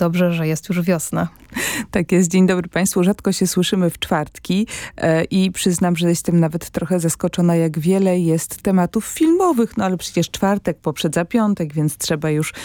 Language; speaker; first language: Polish; native; Polish